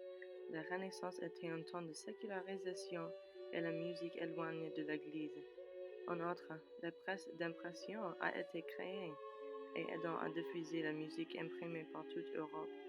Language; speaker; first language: French; non-native, learner; English